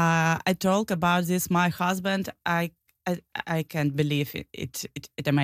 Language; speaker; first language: English; non-native, learner; Ukrainian